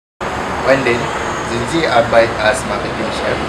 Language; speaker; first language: German; non-native, learner; Malay